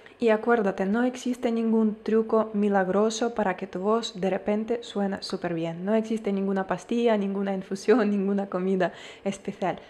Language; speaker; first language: Spanish; non-native, fluent; Ukrainian